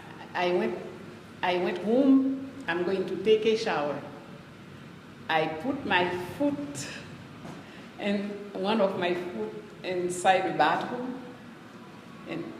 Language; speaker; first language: English; non-native, learner; Haitian Creole